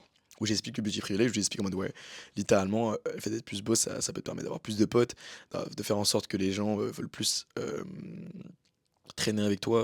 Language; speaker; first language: French; native; French